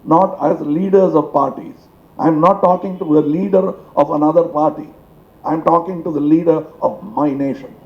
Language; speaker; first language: English; non-native, local second language; Tamil